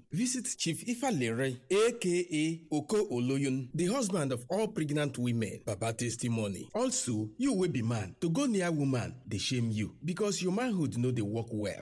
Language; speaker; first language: Nigerian Pidgin; non-native, local second language; Yoruba